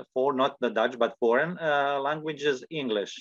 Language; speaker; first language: English; non-native, fluent; Latvian